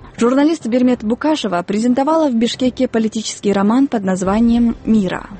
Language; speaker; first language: Russian; non-native, local second language; Kyrgyz